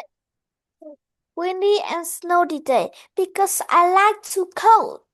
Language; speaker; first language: English; non-native, learner; Vietnamese